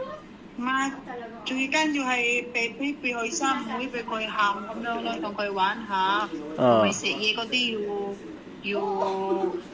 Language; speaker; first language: Cantonese; non-native, learner; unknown